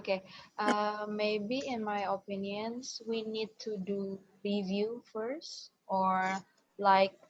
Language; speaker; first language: English; non-native, learner; Indonesian